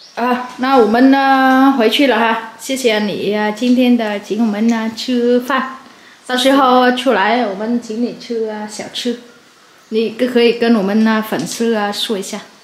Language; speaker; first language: Chinese; non-native, fluent; Vietnamese